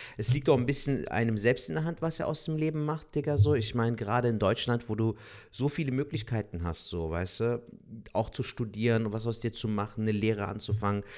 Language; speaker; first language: German; early bilingual, other home language; Turkish